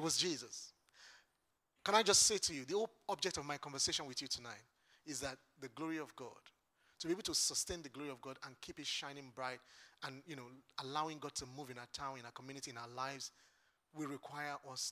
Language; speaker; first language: English; non-native, local second language; Yoruba